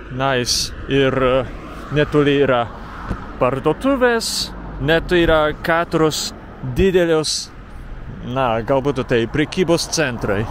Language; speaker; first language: Lithuanian; non-native, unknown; Japanese